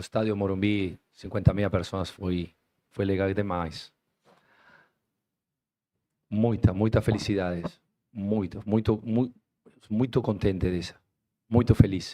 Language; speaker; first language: Portuguese; non-native, fluent; Spanish